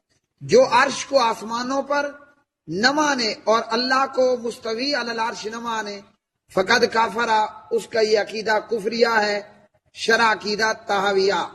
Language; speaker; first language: Urdu; native; Urdu